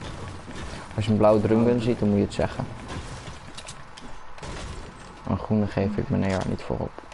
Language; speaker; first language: Dutch; native; Dutch